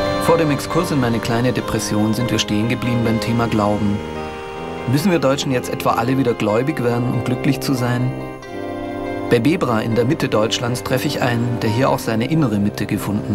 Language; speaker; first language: German; native; German